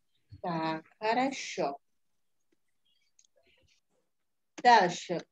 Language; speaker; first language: Russian; non-native, fluent; Indonesian